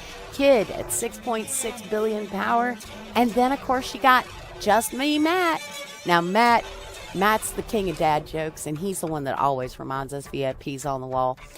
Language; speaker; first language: English; native; English